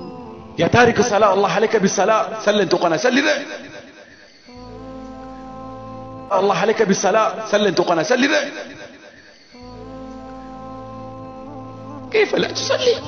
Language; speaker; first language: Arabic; non-native, fluent; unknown